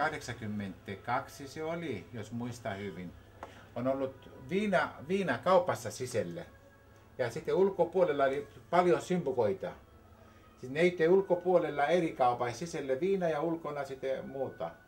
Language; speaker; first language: Finnish; non-native, learner; Greek